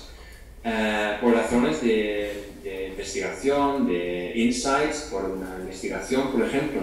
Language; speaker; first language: Spanish; non-native, fluent; Dutch